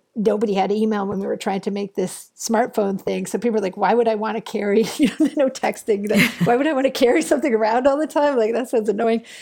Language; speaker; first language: English; native; English